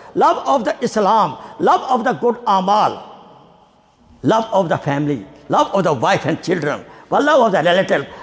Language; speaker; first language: English; non-native, local second language; Urdu